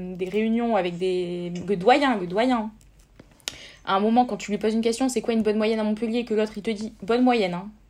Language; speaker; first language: French; native; French